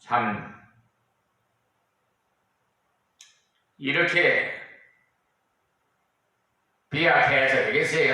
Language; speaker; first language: Korean; native; Korean